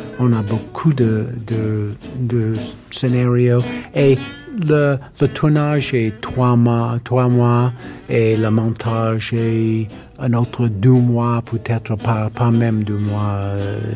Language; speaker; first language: French; non-native, learner; English